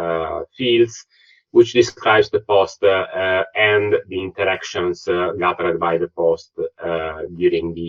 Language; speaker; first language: English; non-native, fluent; Italian